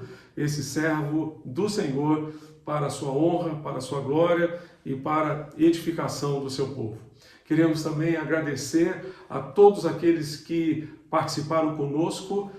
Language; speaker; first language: Portuguese; native; Portuguese